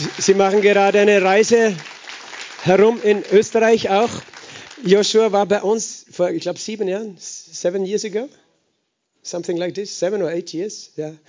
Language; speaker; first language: German; native; German